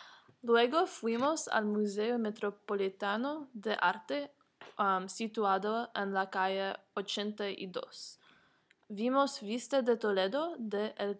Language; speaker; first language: Spanish; non-native, learner; English